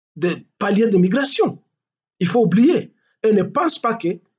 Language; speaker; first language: French; non-native, local second language; Swahili